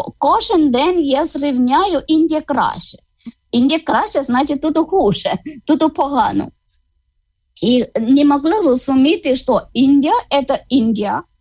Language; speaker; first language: Ukrainian; non-native, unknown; Malayalam